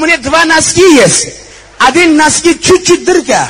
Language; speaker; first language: Russian; non-native, learner; Uzbek